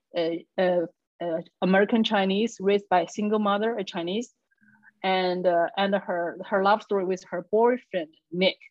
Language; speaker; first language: English; non-native, fluent; Chinese